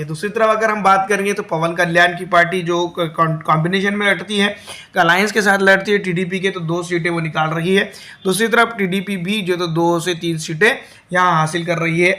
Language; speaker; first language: Hindi; native; Hindi